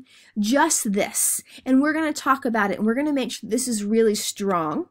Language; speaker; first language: English; native; English